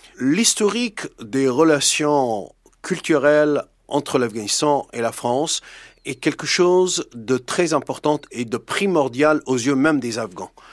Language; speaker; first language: French; non-native, fluent; Persian